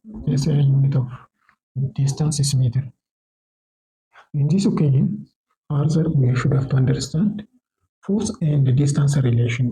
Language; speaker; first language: English; non-native, local second language; Oromo